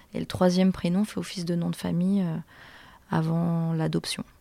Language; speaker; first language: French; native; French